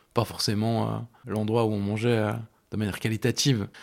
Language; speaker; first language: French; native; French